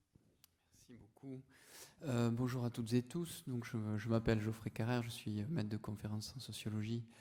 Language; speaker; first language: French; native; French